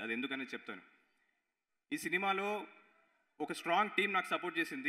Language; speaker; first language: Telugu; native; Telugu